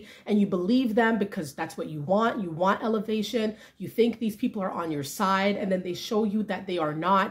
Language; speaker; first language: English; native; English